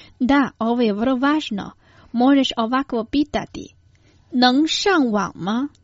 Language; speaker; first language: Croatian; non-native, fluent; Chinese